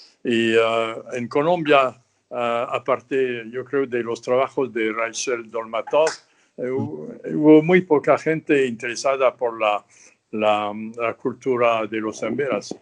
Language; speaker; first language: Spanish; non-native, fluent; French